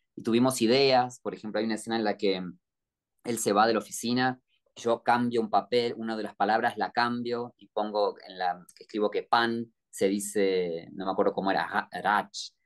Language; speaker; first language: Spanish; native; Spanish